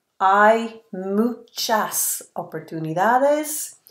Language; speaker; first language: Spanish; non-native, fluent; English